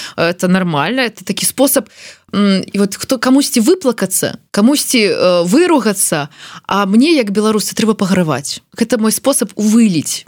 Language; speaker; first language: Belarusian; non-native, local second language; Russian